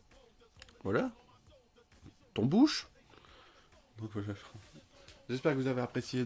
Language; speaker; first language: French; native; French